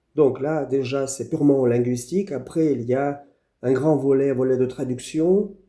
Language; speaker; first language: French; non-native, fluent; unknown